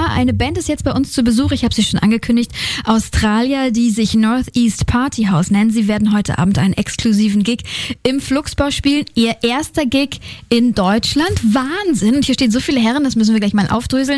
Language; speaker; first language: German; native; German